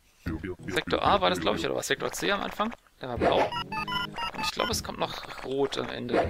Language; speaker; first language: German; native; German